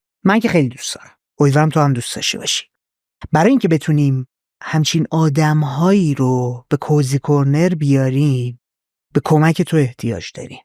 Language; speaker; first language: Persian; native; Persian